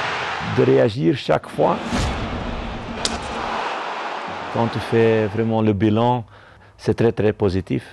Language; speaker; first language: French; non-native, local second language; Dutch